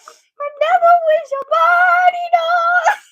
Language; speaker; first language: English; native; English